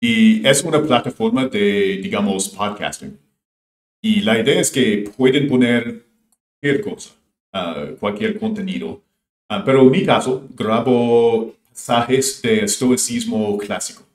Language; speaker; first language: Spanish; non-native, fluent; English